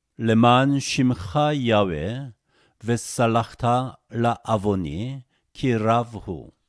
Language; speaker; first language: Hebrew; non-native, fluent; Korean